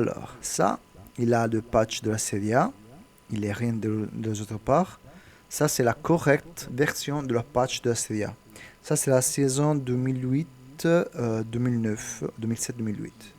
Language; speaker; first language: French; non-native, learner; Italian